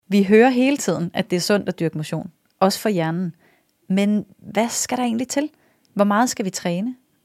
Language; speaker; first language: Danish; native; Danish